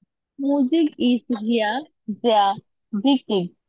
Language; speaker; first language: German; non-native, learner; Bangla